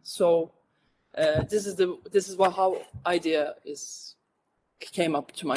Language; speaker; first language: English; non-native, fluent; Turkish